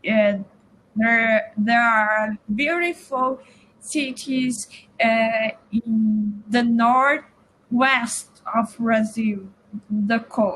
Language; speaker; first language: English; non-native, learner; Portuguese